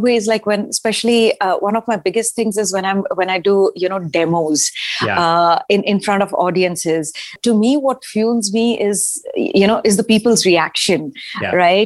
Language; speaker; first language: English; non-native, local second language; Hindi